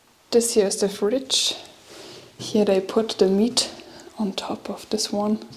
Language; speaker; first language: English; non-native, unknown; German